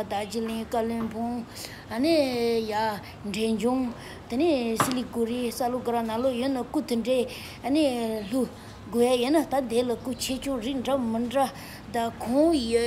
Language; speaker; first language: Hindi; non-native, local second language; Tibetan